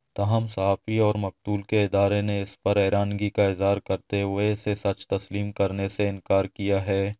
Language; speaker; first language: Urdu; non-native, local second language; Baluchi